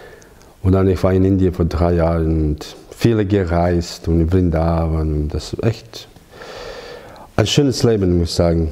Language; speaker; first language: German; non-native, learner; Croatian